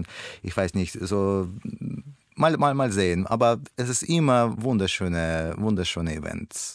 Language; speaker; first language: German; non-native, learner; Russian